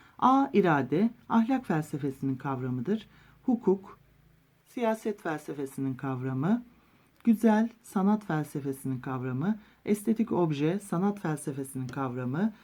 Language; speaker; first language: Turkish; native; Turkish